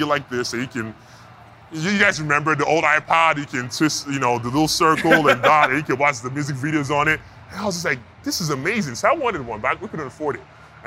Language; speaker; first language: English; non-native, local second language; Yoruba